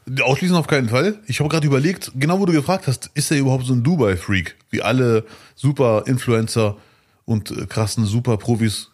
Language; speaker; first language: German; early bilingual, other home language; Arabic